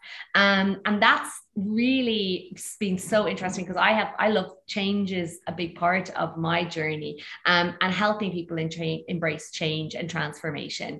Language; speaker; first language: English; native; English